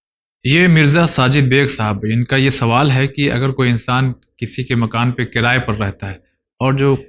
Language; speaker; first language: Urdu; native; Urdu